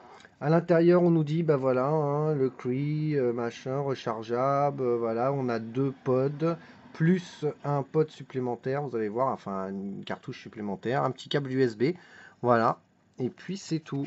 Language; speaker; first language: French; native; French